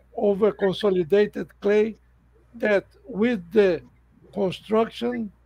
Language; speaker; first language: English; non-native, fluent; Portuguese